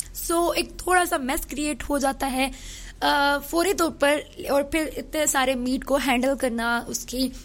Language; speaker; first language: Urdu; early bilingual, heritage; Urdu